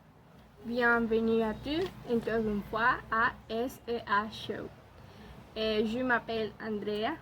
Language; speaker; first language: French; non-native, learner; Spanish